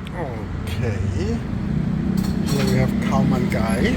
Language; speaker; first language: English; non-native, fluent; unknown